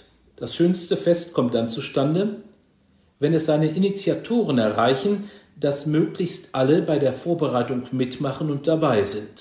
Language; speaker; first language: German; native; German